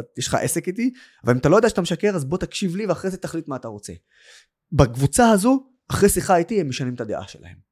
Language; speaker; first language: Hebrew; non-native, local second language; Arabic